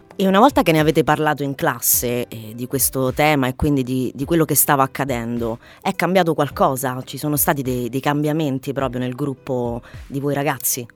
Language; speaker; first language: Italian; native; Italian